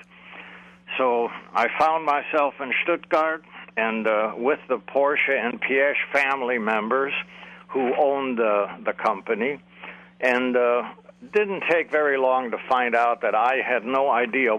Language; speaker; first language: English; native; English